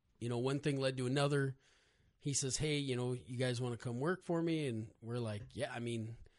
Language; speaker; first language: English; native; English